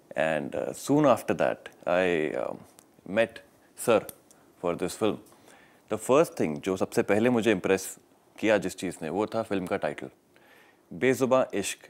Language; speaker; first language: Hindi; native; Hindi